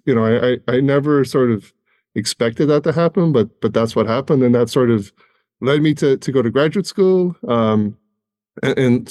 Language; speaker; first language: English; native; English